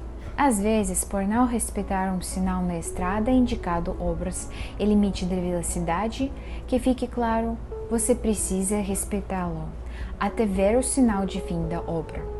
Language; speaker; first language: Portuguese; non-native, fluent; Russian